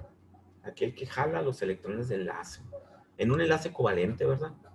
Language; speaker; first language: Spanish; native; Spanish